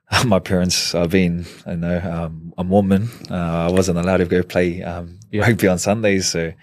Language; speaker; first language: English; native; English